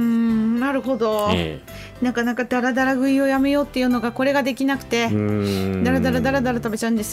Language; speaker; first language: Japanese; native; Japanese